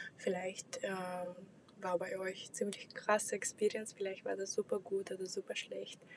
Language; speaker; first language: German; non-native, fluent; Russian